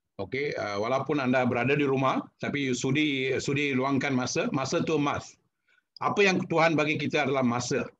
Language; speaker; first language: Malay; non-native, local second language; Tamil